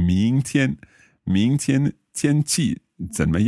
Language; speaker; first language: Chinese; non-native, learner; English